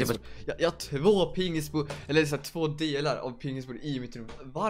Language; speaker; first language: Swedish; native; Swedish